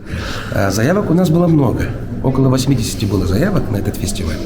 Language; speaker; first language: Russian; native; Russian